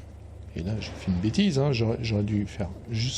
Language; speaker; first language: French; native; French